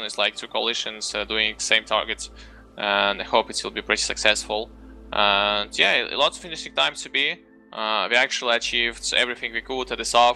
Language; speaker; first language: English; non-native, fluent; Russian